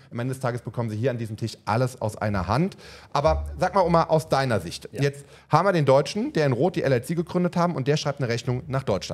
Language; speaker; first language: German; native; German